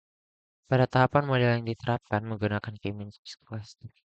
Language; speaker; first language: Indonesian; native; Indonesian